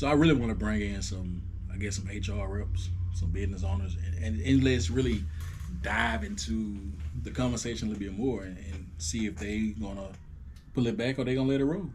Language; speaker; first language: English; native; English